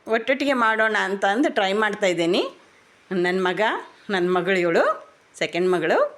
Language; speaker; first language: Kannada; native; Kannada